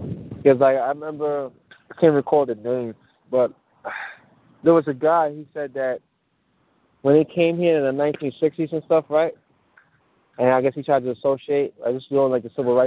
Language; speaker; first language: English; early bilingual, other home language; Mandingo